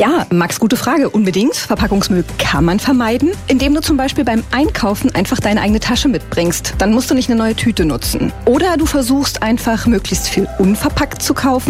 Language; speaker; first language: German; native; German